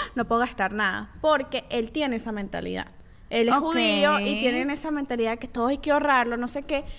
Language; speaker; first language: Spanish; native; Spanish